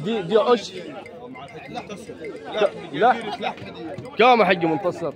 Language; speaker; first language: Arabic; native; Arabic